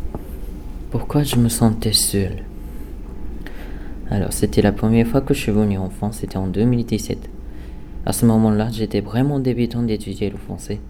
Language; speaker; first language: French; non-native, learner; Japanese